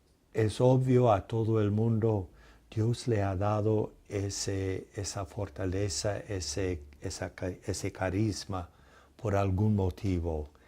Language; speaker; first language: Spanish; non-native, fluent; English